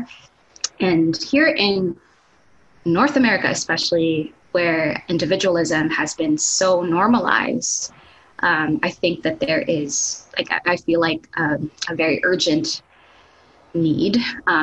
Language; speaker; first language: English; non-native, local second language; Filipino